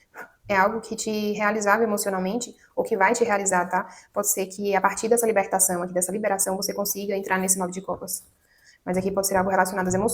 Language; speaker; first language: Portuguese; native; Portuguese